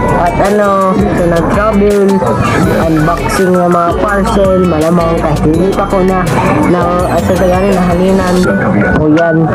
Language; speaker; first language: Filipino; non-native, local second language; Cebuano